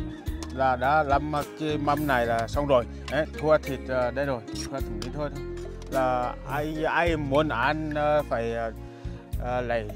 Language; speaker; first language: Vietnamese; non-native, learner; Portuguese